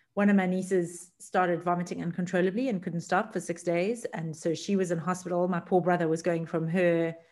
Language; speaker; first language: English; native; English